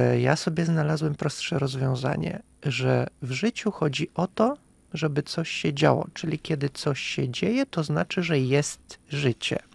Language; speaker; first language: Polish; non-native, fluent; Russian